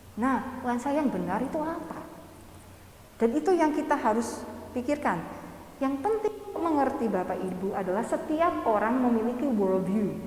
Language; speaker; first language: Indonesian; non-native, fluent; English